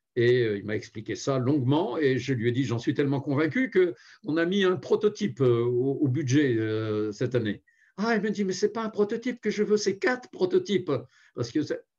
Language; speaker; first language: French; native; French